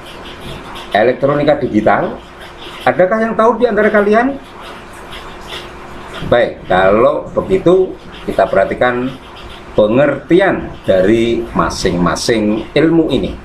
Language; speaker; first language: Indonesian; native; Indonesian